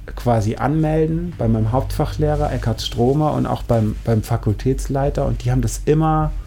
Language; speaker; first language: German; native; German